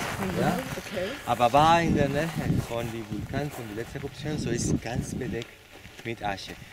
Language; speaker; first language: German; non-native, learner; Spanish